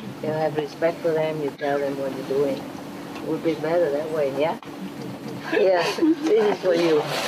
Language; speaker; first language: English; non-native, fluent; Vietnamese